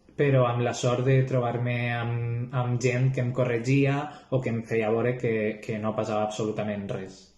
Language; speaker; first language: Catalan; non-native, local second language; Spanish